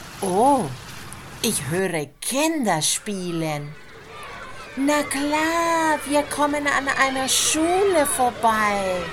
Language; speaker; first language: German; non-native, fluent; Spanish